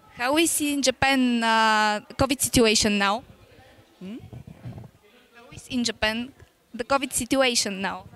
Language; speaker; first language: English; non-native, learner; Bulgarian